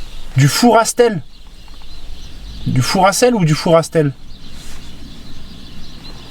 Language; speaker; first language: French; native; French